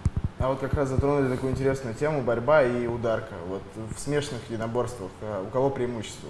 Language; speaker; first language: Russian; native; Russian